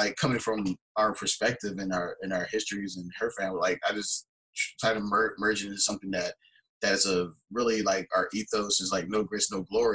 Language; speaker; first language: English; native; English